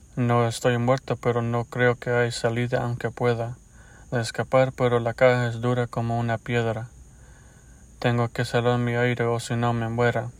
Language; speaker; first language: Spanish; early bilingual, heritage; Spanish